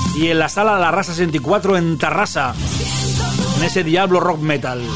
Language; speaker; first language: Spanish; native; Spanish